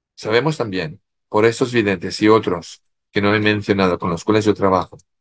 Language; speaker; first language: Spanish; non-native, fluent; French